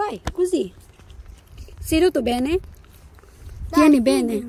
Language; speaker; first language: Italian; non-native, fluent; Filipino